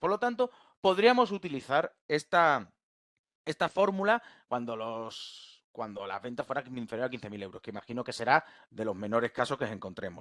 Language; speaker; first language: Spanish; native; Spanish